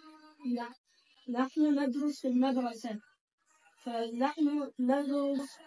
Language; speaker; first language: Arabic; non-native, learner; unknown